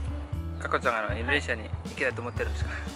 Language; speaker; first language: Japanese; non-native, fluent; Indonesian